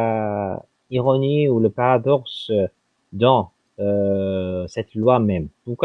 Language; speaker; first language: French; non-native, fluent; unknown